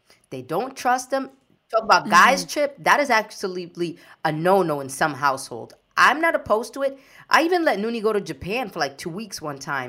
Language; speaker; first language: English; early bilingual, other home language; Spanish